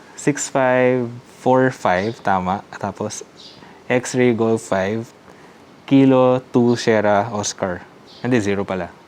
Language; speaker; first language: Filipino; native; Filipino